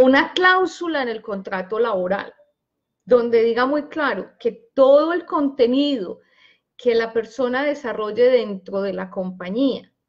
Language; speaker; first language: Spanish; native; Spanish